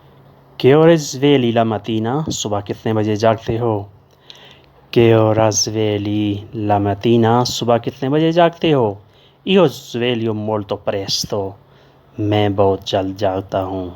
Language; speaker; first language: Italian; non-native, learner; Urdu